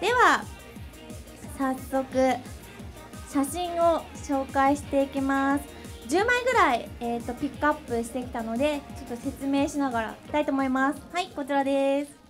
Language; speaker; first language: Japanese; early bilingual, heritage; Japanese